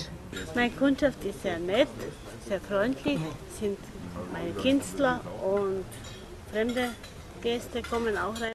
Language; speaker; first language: German; non-native, fluent; Croatian